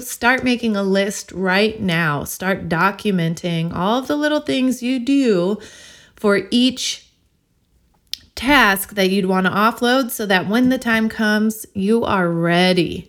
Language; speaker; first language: English; native; English